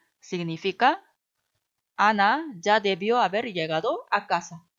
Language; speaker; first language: Spanish; non-native, fluent; Korean